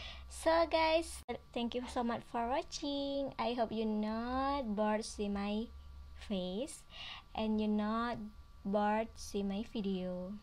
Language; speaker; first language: English; non-native, learner; Indonesian